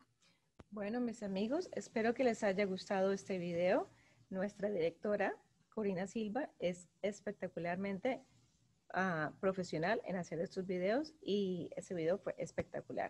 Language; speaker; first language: Spanish; native; Spanish